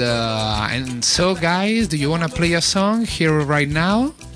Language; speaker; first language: English; non-native, learner; Italian